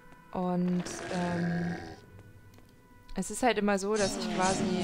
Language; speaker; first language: German; native; German